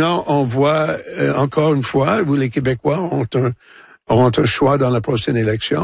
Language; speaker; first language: French; non-native, local second language; English